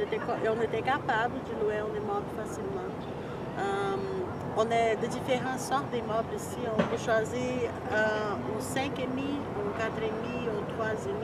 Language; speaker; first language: French; non-native, fluent; Portuguese